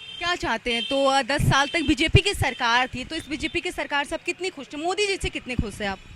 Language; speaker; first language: Hindi; native; Hindi